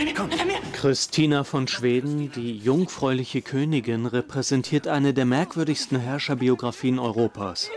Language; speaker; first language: German; native; German